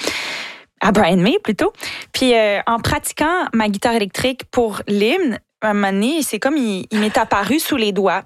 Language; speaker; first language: French; native; French